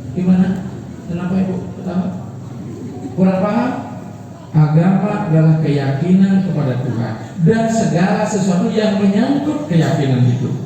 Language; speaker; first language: Indonesian; non-native, local second language; Balinese